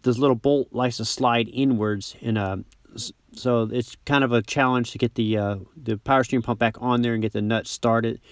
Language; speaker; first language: English; native; English